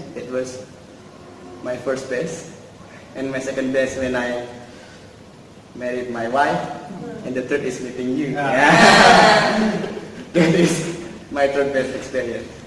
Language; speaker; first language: English; non-native, learner; Indonesian